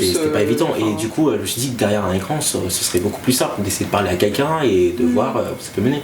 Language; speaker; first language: French; native; French